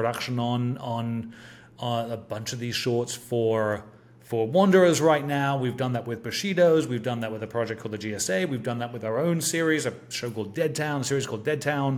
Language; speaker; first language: English; native; English